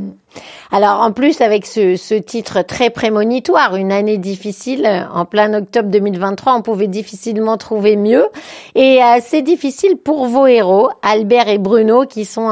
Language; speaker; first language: French; native; French